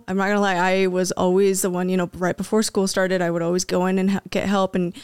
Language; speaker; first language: English; early bilingual, other home language; Spanish